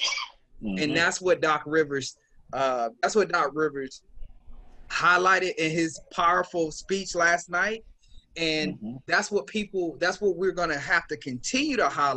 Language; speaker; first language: English; native; English